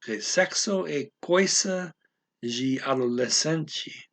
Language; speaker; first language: Portuguese; non-native, learner; English